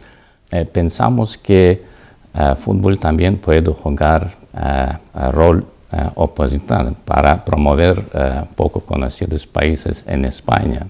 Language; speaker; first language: Spanish; non-native, learner; Azerbaijani